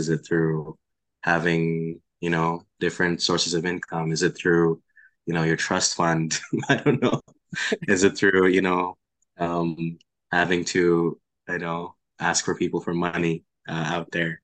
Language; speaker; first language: English; non-native, local second language; Filipino